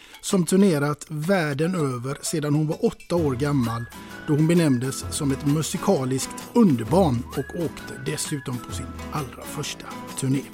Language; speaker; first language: Swedish; native; Swedish